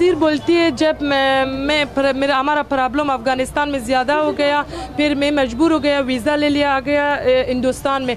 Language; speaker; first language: Hindi; non-native, learner; Persian